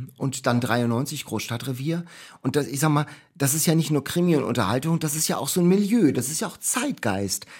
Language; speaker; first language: German; native; German